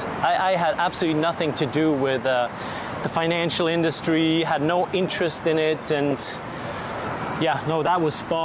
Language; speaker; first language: English; non-native, fluent; Swiss German